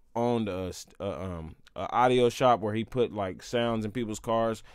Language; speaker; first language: English; native; English